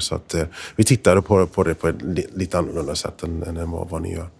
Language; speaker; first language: Swedish; non-native, fluent; English